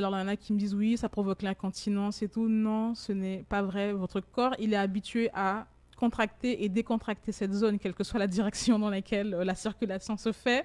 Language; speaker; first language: French; native; French